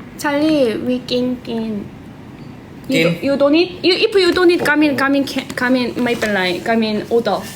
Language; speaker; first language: English; non-native, learner; Thai